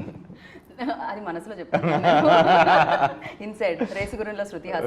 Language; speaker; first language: Telugu; native; Telugu